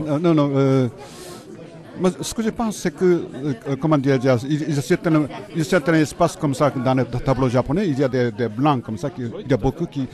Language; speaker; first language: French; non-native, fluent; Japanese